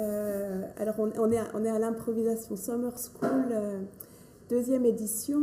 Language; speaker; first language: French; native; French